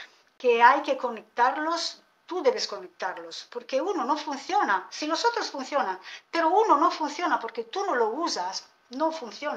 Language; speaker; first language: Spanish; non-native, fluent; Italian